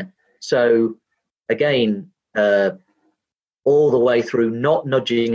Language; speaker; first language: English; native; English